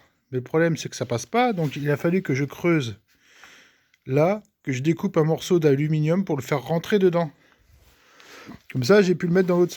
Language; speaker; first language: French; native; French